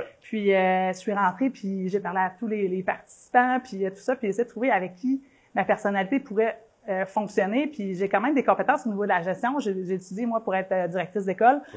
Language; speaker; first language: French; native; French